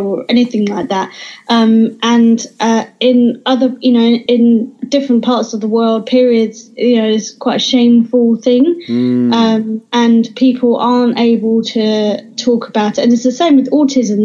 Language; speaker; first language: English; native; English